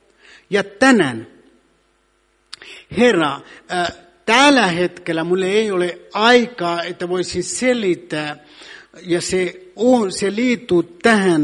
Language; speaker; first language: Finnish; non-native, fluent; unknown